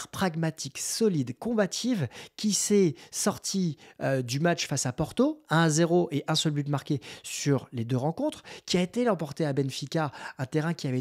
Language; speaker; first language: French; native; French